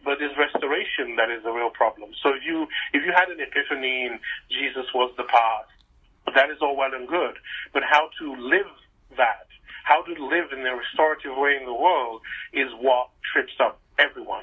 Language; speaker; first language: English; non-native, local second language; Igbo